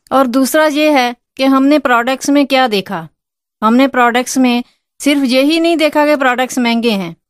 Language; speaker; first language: Hindi; non-native, local second language; Punjabi